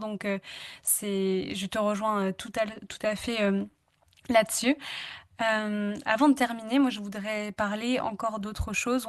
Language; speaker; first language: French; native; French